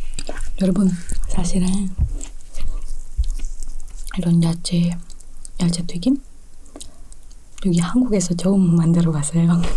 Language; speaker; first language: Korean; non-native, learner; Indonesian